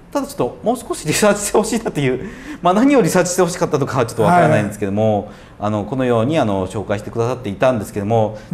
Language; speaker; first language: Japanese; native; Japanese